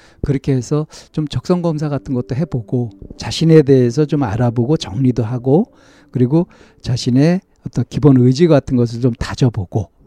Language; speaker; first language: Korean; native; Korean